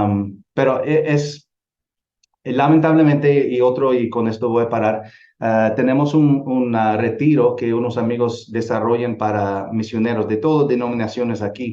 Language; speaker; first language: Spanish; non-native, fluent; English